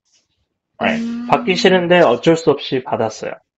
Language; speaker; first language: Korean; non-native, fluent; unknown